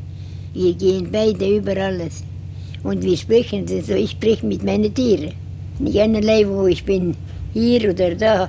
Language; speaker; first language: German; non-native, learner; Estonian